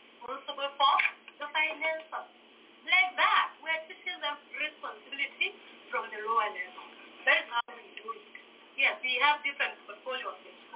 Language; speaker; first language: English; non-native, local second language; Southern Sotho